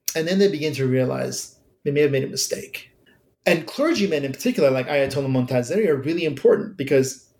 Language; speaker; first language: English; early bilingual, other home language; Persian